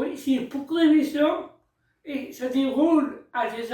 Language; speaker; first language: French; native; French